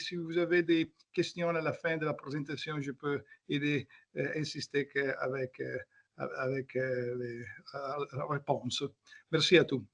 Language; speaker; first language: French; non-native, learner; Italian